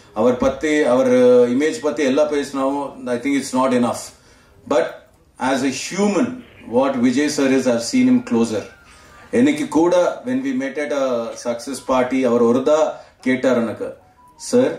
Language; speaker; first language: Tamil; non-native, learner; Telugu